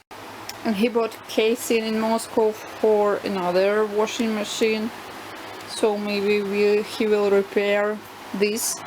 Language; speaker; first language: English; non-native, learner; Russian